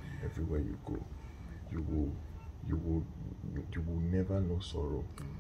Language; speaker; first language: English; non-native, local second language; Yoruba